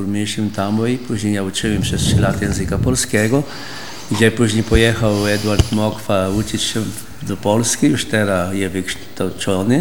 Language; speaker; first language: Polish; early bilingual, heritage; Polish